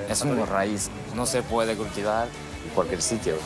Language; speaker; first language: Spanish; non-native, learner; Japanese